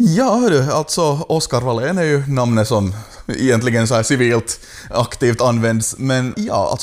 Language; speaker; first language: Swedish; native; Swedish